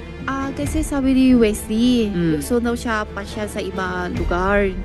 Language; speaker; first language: Filipino; non-native, learner; Chinese